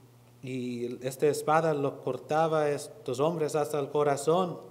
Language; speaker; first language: Spanish; non-native, learner; English